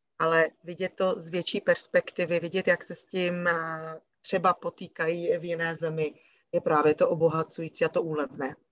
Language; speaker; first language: Czech; native; Czech